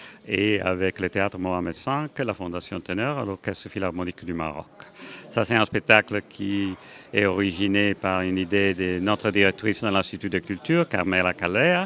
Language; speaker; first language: French; non-native, fluent; Italian